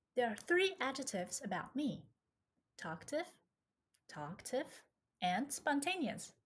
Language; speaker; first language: English; non-native, fluent; Chinese